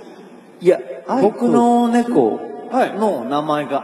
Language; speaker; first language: Japanese; non-native, learner; Korean